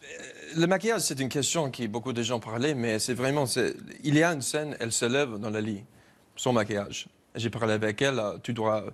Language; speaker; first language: French; non-native, learner; English